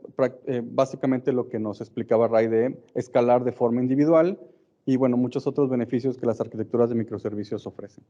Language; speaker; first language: Spanish; native; Spanish